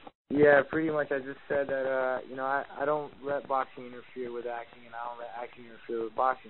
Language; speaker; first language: English; early bilingual, other home language; Spanish